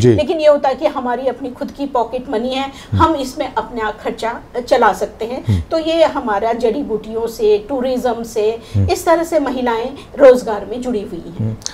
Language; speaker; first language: Hindi; native; Hindi